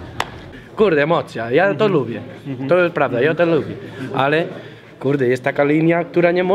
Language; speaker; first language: Polish; non-native, learner; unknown